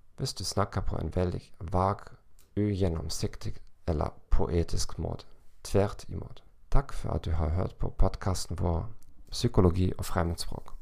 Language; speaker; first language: Norwegian; non-native, learner; German